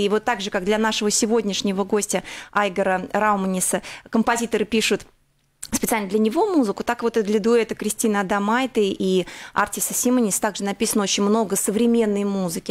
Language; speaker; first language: Russian; native; Russian